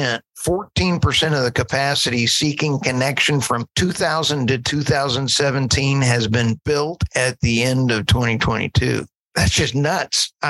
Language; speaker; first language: English; native; English